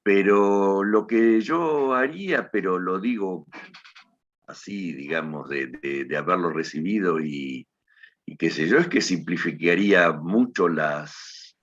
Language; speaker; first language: Spanish; native; Spanish